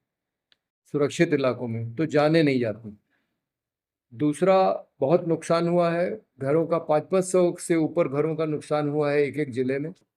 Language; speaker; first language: Hindi; native; Hindi